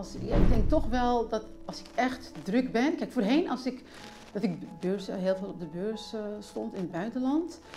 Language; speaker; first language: Dutch; early bilingual, other home language; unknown